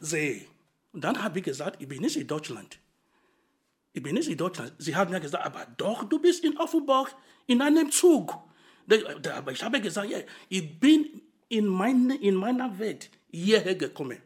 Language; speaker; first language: German; non-native, fluent; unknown